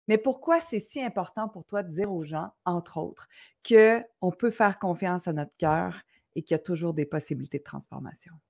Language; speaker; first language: French; native; French